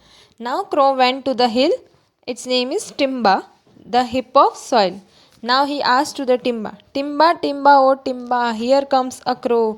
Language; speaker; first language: English; non-native, local second language; Gujarati